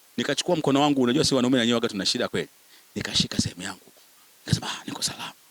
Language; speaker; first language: Swahili; native; Swahili